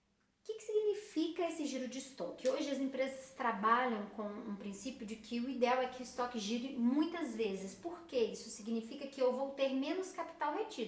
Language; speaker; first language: Portuguese; native; Portuguese